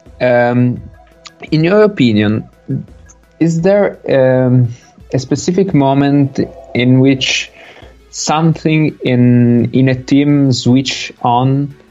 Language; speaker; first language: English; non-native, learner; Italian